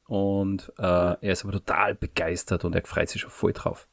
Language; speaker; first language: German; native; German